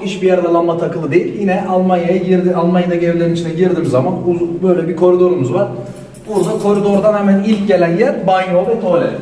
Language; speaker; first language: Turkish; native; Turkish